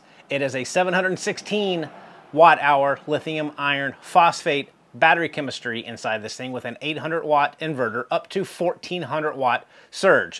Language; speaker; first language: English; native; English